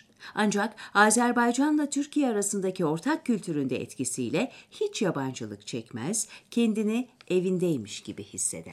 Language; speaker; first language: Turkish; native; Turkish